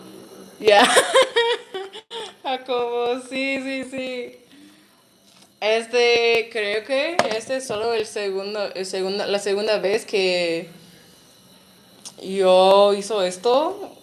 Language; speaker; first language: Spanish; non-native, learner; English